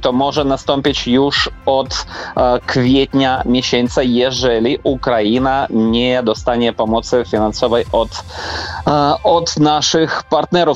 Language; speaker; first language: Polish; non-native, fluent; Ukrainian